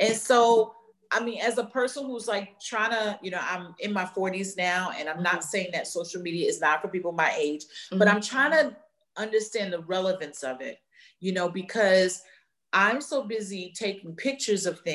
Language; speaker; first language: English; native; English